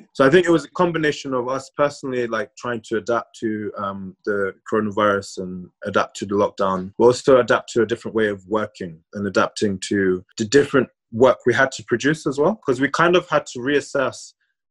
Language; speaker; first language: English; native; English